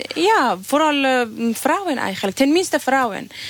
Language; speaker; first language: Dutch; non-native, learner; Persian